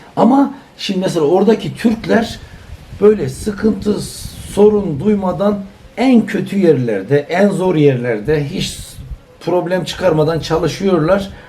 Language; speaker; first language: Turkish; native; Turkish